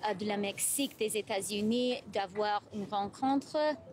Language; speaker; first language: French; non-native, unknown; English